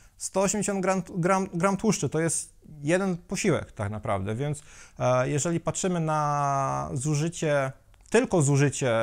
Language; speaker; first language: Polish; native; Polish